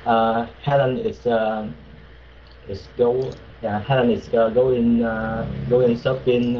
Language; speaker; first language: English; non-native, learner; Vietnamese